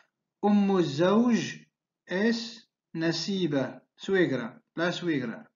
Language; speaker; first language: Spanish; non-native, fluent; Arabic